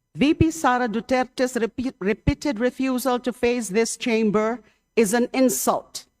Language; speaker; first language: English; non-native, local second language; Filipino